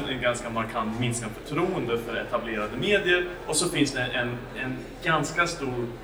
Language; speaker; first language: Swedish; non-native, fluent; English